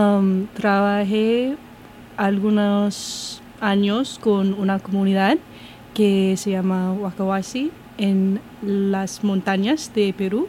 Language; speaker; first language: Spanish; non-native, learner; English